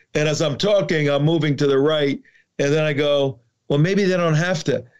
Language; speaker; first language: English; native; English